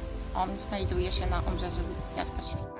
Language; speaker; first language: Polish; native; Polish